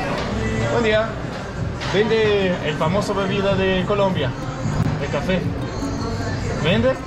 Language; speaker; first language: Spanish; non-native, fluent; Danish